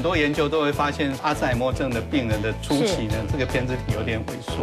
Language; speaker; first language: Chinese; native; Chinese